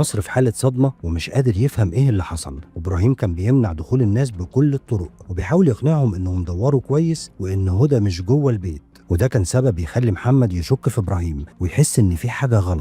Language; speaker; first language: Arabic; native; Arabic